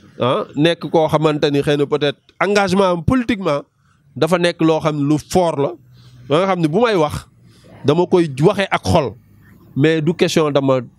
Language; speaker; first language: Wolof; native; Wolof